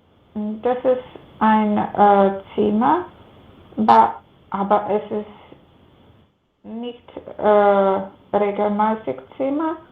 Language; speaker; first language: German; non-native, learner; Macedonian